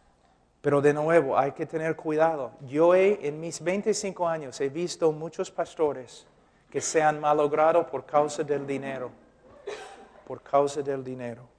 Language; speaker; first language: Spanish; non-native, fluent; English